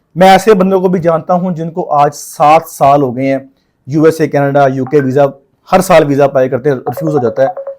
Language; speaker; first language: Urdu; non-native, local second language; Punjabi